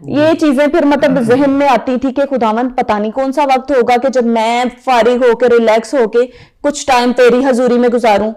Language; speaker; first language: Urdu; native; Urdu